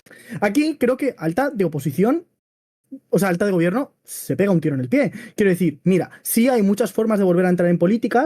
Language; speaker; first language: Spanish; native; Spanish